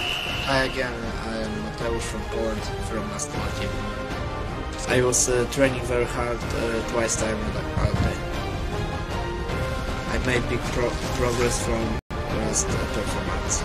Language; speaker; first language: English; non-native, learner; Polish